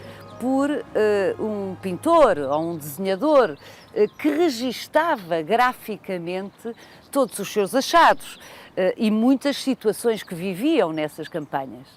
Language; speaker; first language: Portuguese; native; Portuguese